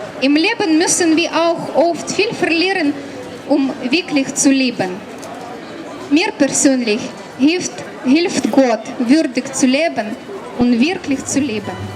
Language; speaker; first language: German; non-native, learner; Ukrainian